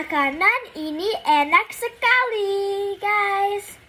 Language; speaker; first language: Indonesian; early bilingual, heritage; English